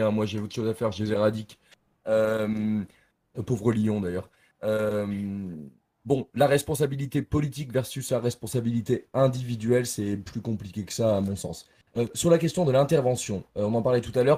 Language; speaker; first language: French; native; French